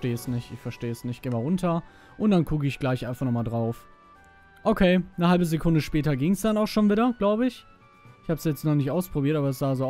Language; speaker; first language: German; native; German